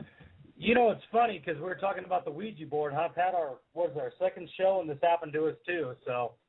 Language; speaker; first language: English; native; English